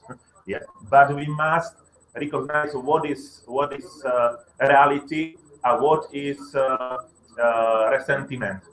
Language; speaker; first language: English; non-native, learner; Slovak